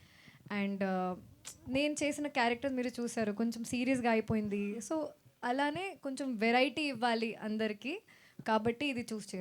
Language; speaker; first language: Telugu; non-native, local second language; Hindi